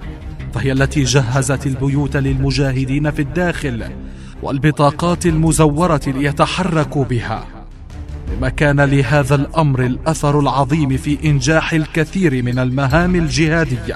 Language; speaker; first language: Arabic; native; Arabic